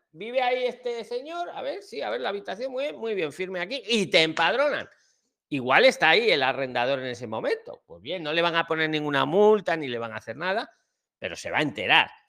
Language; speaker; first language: Spanish; native; Spanish